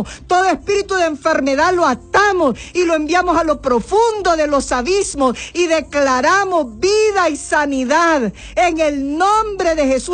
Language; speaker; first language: Spanish; native; Spanish